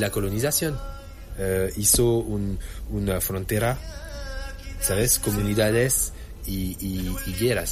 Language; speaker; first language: Spanish; non-native, learner; French